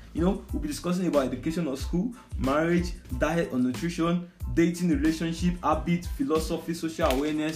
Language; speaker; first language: English; non-native, local second language; Yoruba